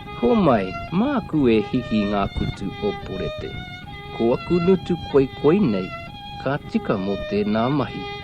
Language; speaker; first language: Māori; native; Māori